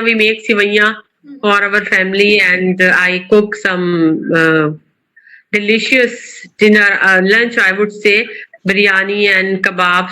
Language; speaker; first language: English; non-native, local second language; Urdu